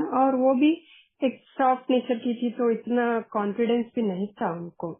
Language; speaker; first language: Hindi; native; Hindi